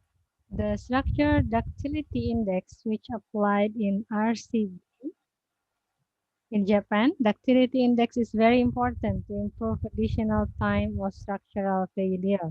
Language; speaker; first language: English; non-native, fluent; Indonesian